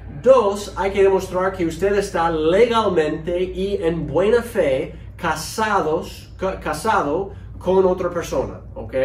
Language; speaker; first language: Spanish; non-native, fluent; English